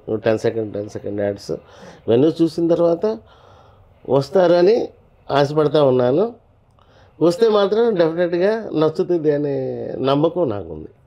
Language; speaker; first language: Telugu; native; Telugu